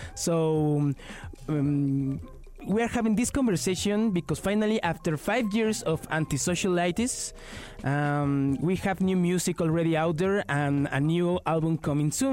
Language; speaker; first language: English; non-native, fluent; Spanish